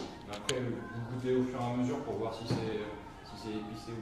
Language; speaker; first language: French; native; French